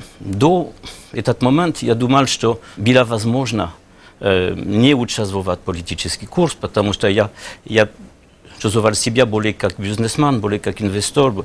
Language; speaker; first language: Russian; non-native, learner; French